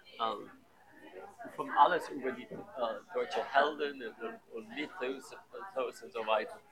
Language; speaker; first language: German; non-native, learner; English